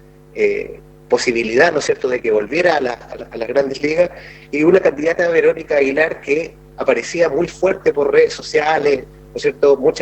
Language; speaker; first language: Spanish; native; Spanish